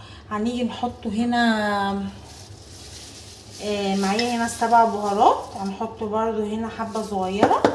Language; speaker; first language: Arabic; native; Arabic